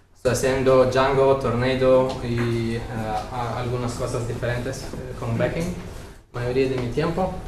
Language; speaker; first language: Spanish; non-native, learner; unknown